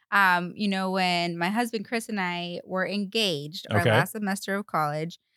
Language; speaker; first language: English; non-native, fluent; Spanish